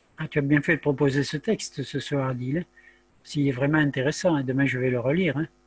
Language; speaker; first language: French; native; French